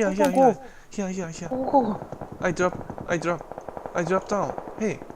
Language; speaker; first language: English; non-native, learner; Korean